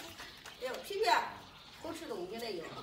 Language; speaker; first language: Chinese; native; Chinese